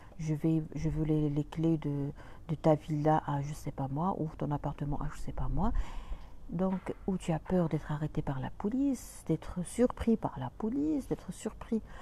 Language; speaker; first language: French; non-native, local second language; Arabic